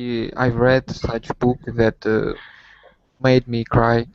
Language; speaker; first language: English; non-native, learner; Russian